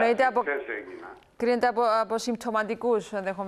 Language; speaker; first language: Greek; native; Greek